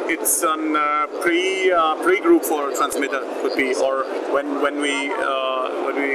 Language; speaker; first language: English; non-native, learner; German